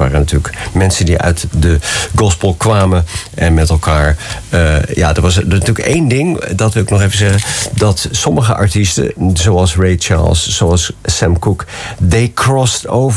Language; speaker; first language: Dutch; native; Dutch